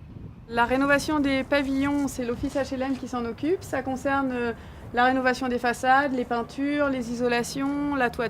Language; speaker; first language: French; native; French